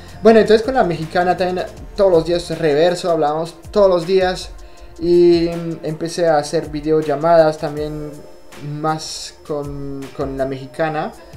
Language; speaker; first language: Spanish; non-native, fluent; French